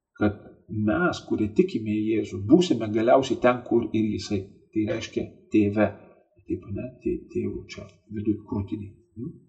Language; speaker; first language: Lithuanian; native; Lithuanian